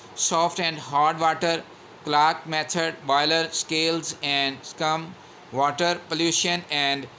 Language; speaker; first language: English; non-native, local second language; Urdu